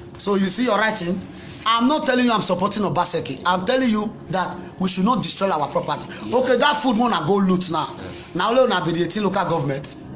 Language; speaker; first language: Nigerian Pidgin; native; Nigerian Pidgin